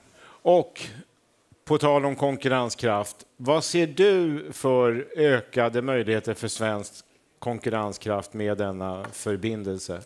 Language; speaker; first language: Swedish; native; Swedish